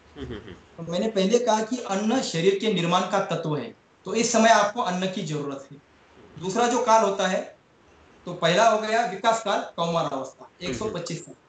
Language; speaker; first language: Hindi; non-native, local second language; Marathi